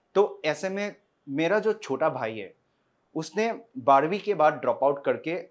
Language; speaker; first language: Hindi; non-native, local second language; Assamese